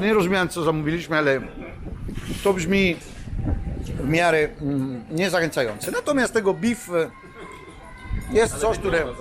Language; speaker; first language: Polish; non-native, fluent; Italian